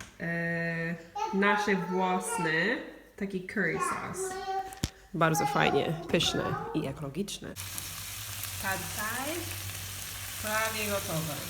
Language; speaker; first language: Polish; non-native, learner; English